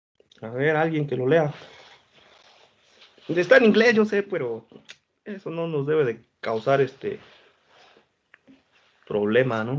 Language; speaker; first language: Spanish; native; Spanish